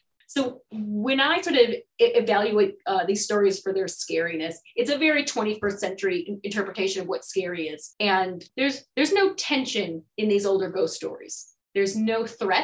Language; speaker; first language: English; native; English